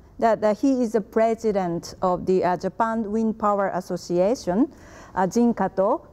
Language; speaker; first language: English; non-native, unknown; Japanese